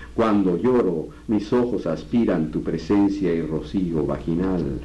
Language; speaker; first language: Spanish; native; Spanish